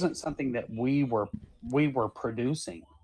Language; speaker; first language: English; native; English